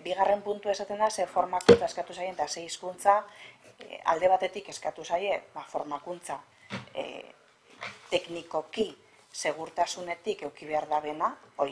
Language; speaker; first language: Basque; native; Basque